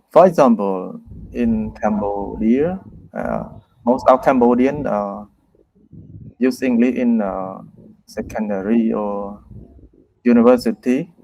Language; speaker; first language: English; non-native, learner; Khmer